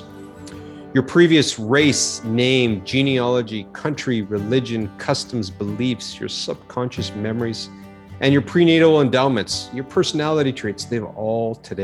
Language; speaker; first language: English; native; English